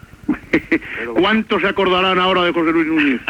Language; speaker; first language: Spanish; native; Spanish